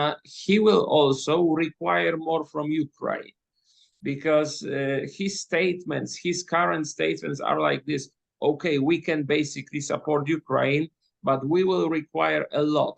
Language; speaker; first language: English; non-native, fluent; Polish